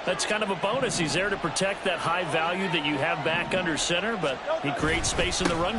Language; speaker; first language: English; native; English